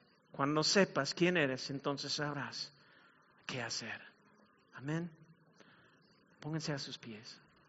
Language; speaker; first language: Spanish; non-native, fluent; English